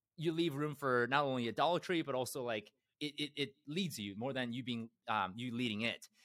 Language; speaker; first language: English; early bilingual, other home language; Korean